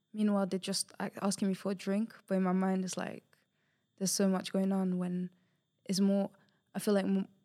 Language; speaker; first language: English; early bilingual, other home language; Portuguese